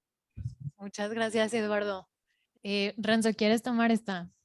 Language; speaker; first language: Spanish; native; Spanish